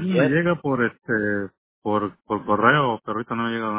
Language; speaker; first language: Spanish; native; Spanish